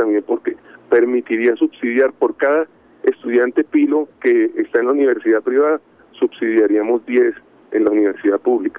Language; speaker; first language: Spanish; native; Spanish